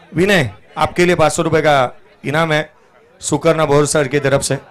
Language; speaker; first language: Hindi; non-native, local second language; Marathi